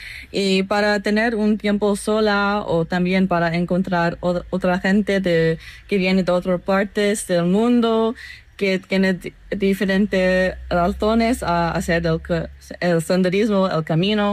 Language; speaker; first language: Spanish; non-native, fluent; English